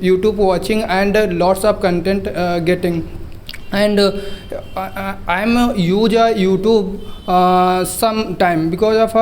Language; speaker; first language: English; non-native, learner; Hindi